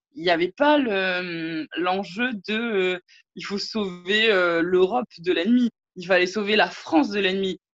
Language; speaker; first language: French; native; French